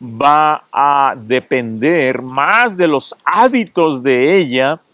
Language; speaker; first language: Spanish; native; Spanish